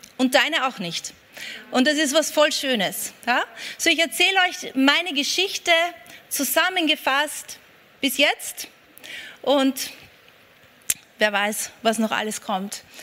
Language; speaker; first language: German; native; German